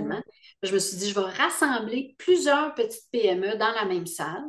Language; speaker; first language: French; native; French